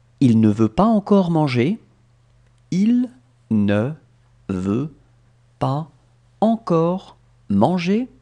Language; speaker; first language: French; native; French